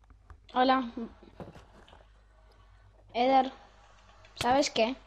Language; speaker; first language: Spanish; non-native, learner; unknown